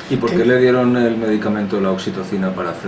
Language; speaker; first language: Spanish; native; Spanish